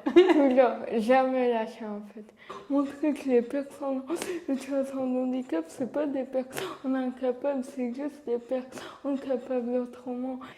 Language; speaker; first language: French; early bilingual, other home language; Arabic